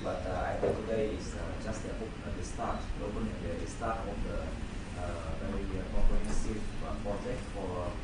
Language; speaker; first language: English; non-native, fluent; Vietnamese